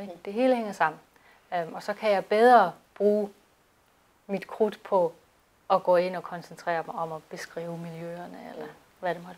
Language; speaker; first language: Danish; native; Danish